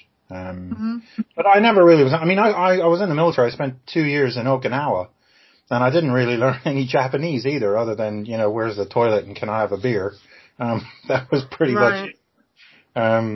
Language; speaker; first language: English; native; English